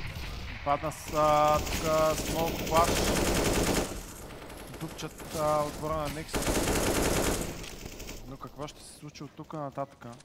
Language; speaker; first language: Bulgarian; native; Bulgarian